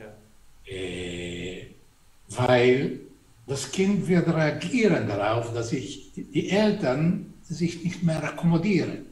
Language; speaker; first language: German; non-native, fluent; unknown